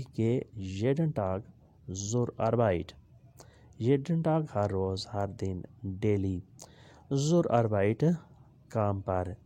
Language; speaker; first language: German; non-native, learner; Urdu